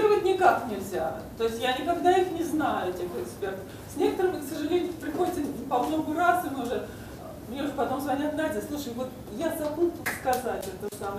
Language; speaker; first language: Russian; native; Russian